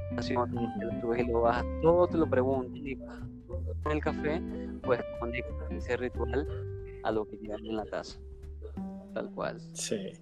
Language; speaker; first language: Spanish; native; Spanish